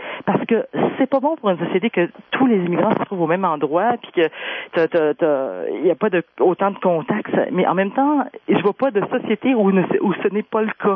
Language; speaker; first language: French; native; French